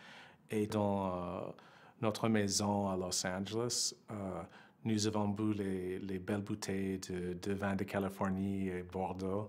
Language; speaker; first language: French; non-native, fluent; English